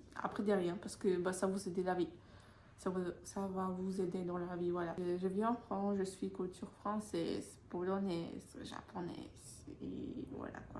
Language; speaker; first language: French; non-native, fluent; Polish